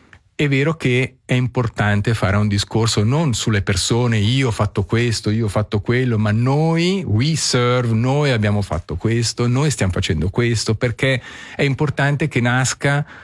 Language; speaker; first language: Italian; native; Italian